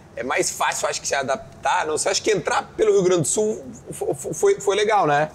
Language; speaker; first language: Portuguese; native; Portuguese